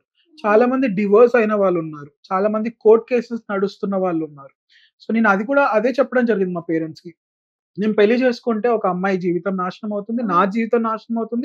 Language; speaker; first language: Telugu; native; Telugu